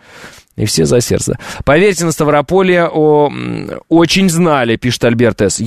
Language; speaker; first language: Russian; native; Russian